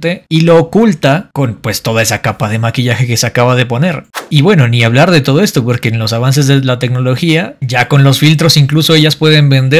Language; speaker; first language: Spanish; native; Spanish